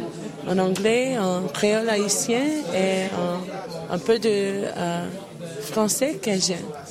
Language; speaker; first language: French; non-native, learner; English